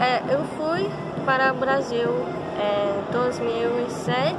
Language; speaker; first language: Portuguese; non-native, learner; English